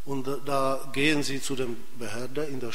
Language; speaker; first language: German; non-native, fluent; Polish